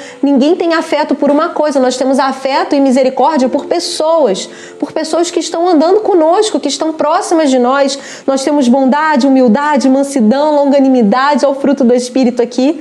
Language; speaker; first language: Portuguese; native; Portuguese